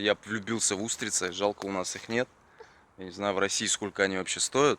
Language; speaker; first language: Russian; native; Russian